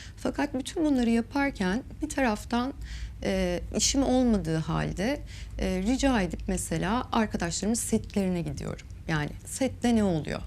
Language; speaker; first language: Turkish; native; Turkish